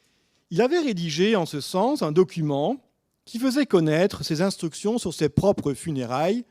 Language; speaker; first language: French; native; French